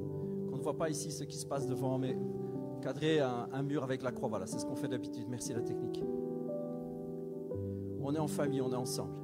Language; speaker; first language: French; native; French